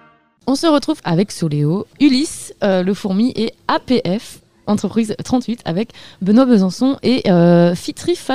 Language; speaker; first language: French; native; French